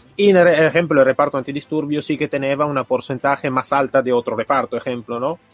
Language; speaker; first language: Spanish; non-native, fluent; Italian